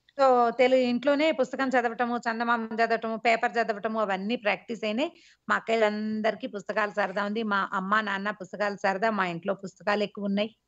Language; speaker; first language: Telugu; native; Telugu